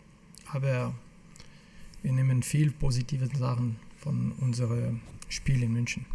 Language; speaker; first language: German; non-native, fluent; French